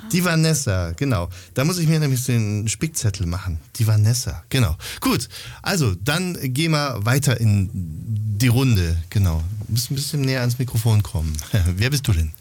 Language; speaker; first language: German; native; German